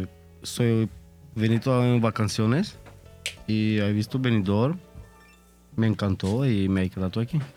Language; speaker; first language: Spanish; non-native, learner; Italian